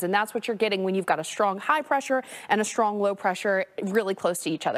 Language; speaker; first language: English; native; English